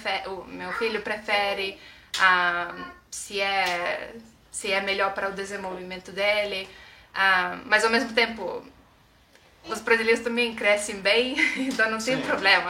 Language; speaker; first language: Portuguese; non-native, fluent; Estonian